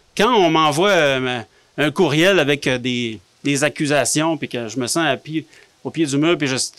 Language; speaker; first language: French; native; French